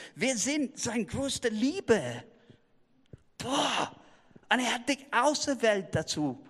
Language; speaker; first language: German; non-native, fluent; English